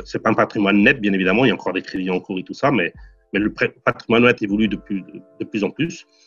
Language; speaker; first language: French; non-native, fluent; Portuguese